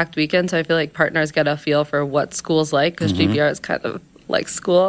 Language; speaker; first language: English; native; English